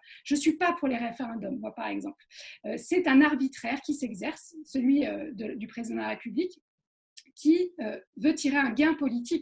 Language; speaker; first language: French; native; French